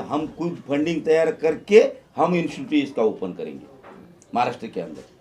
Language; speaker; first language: Hindi; non-native, local second language; Marathi